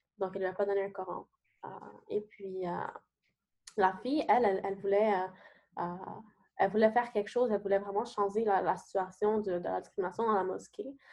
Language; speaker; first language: French; early bilingual, other home language; Arabic